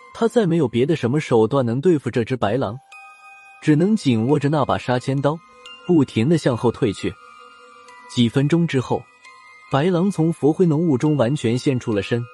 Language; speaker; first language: Chinese; native; Chinese